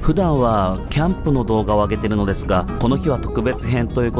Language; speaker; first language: Japanese; native; Japanese